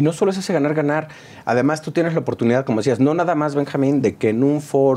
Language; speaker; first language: Spanish; native; Spanish